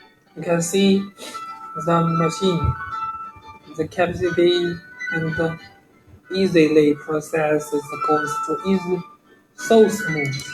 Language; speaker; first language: English; non-native, learner; Chinese